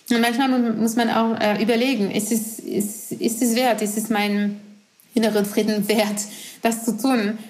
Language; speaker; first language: German; non-native, fluent; French